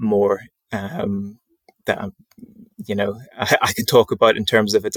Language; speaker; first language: English; native; English